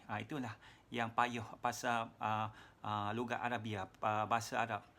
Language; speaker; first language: Malay; non-native, local second language; Min Nan Chinese